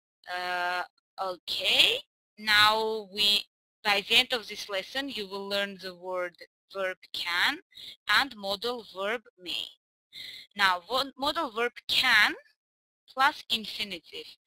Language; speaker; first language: English; non-native, fluent; Armenian